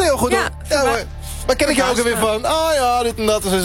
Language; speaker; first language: Dutch; native; Dutch